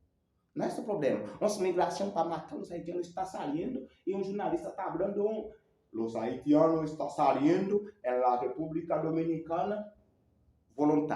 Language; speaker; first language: Spanish; non-native, learner; Haitian Creole